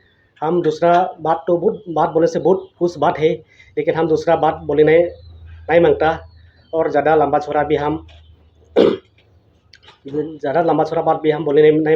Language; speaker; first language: Hindi; non-native, local second language; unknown